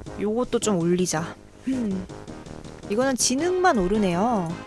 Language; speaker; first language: Korean; native; Korean